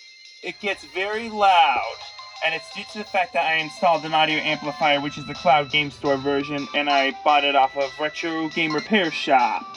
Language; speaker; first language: English; native; English